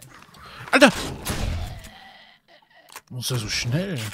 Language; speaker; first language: German; native; German